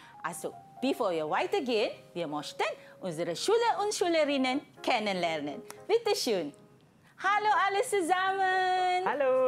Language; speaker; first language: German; non-native, fluent; Malay